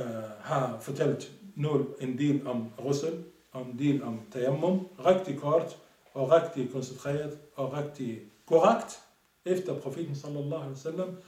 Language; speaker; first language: Danish; non-native, fluent; Arabic